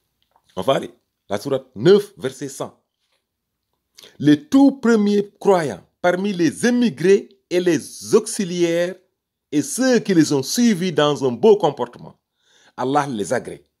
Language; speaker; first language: French; native; French